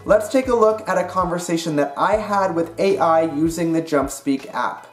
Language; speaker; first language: English; native; English